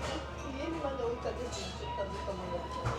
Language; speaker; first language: Japanese; native; Japanese